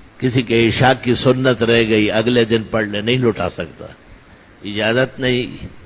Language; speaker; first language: Urdu; non-native, local second language; Pashto